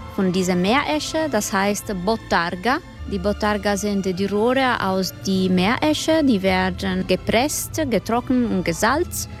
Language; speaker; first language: German; non-native, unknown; Sardinian